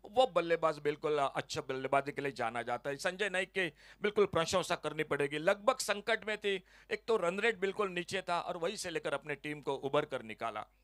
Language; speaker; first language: Hindi; non-native, local second language; Konkani